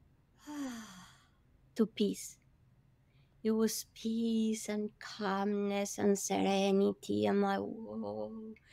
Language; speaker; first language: English; non-native, fluent; Spanish